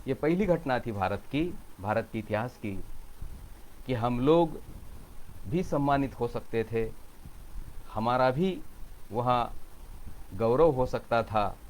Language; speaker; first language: Hindi; non-native, local second language; Marathi